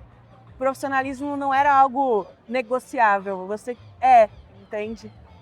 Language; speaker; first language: Portuguese; native; Portuguese